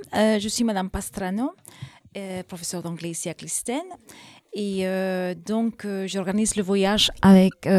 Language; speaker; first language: French; non-native, fluent; English